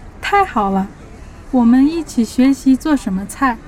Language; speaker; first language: Chinese; non-native, fluent; Portuguese